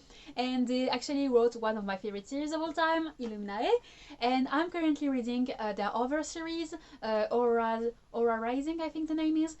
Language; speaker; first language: English; non-native, fluent; French